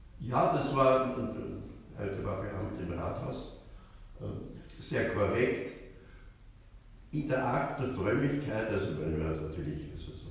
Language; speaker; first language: German; native; German